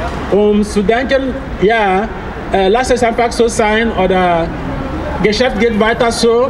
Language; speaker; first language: German; non-native, fluent; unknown